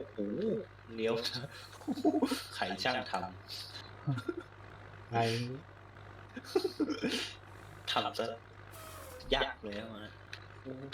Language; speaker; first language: Thai; native; Thai